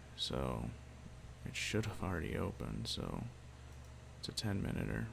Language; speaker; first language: English; native; English